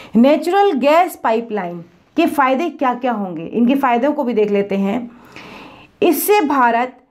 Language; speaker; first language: Hindi; native; Hindi